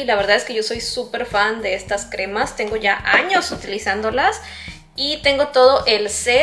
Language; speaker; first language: Spanish; native; Spanish